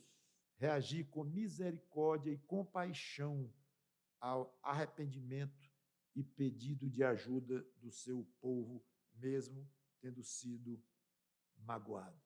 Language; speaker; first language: Portuguese; native; Portuguese